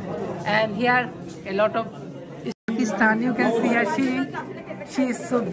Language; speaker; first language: English; non-native, learner; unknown